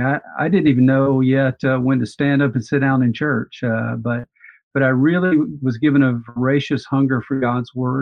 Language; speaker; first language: English; native; English